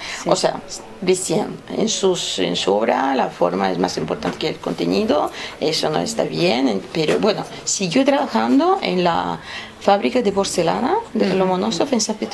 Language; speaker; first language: Spanish; non-native, fluent; Russian